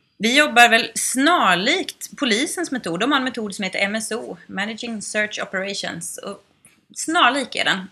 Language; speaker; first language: Swedish; native; Swedish